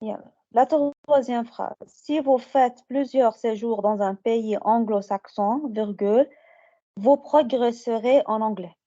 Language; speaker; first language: French; non-native, learner; Arabic